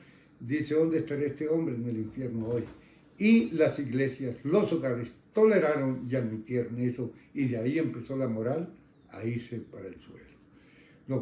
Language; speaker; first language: Spanish; native; Spanish